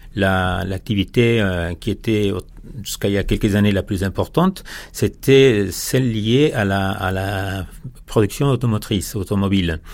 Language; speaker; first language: French; non-native, fluent; Spanish